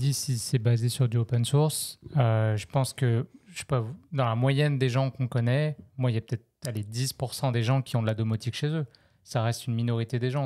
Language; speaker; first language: French; native; French